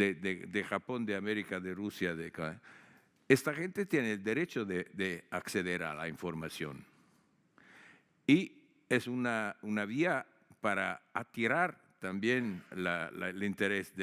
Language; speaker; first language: Spanish; non-native, fluent; Italian